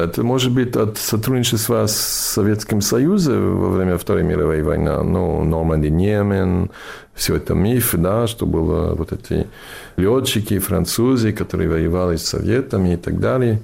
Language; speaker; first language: Russian; non-native, learner; English